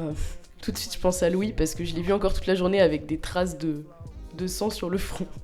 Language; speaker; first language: French; native; French